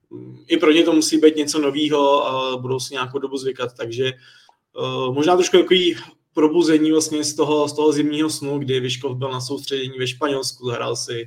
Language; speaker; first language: Czech; native; Czech